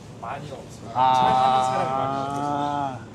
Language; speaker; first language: Korean; non-native, fluent; Mongolian